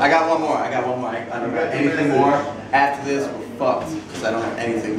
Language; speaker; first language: English; native; English